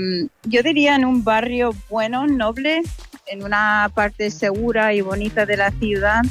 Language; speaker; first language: Spanish; non-native, fluent; English